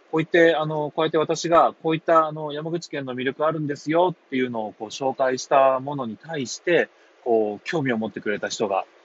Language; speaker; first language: Japanese; native; Japanese